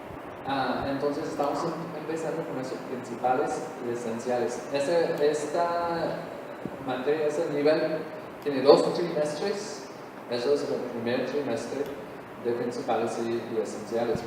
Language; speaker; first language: Spanish; non-native, fluent; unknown